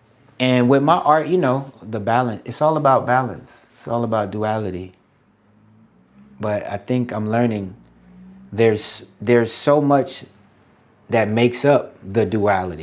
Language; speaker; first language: English; native; English